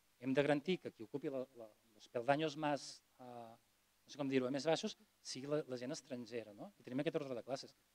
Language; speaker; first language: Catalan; non-native, local second language; Spanish